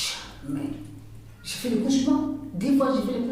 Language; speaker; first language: French; non-native, learner; Bambara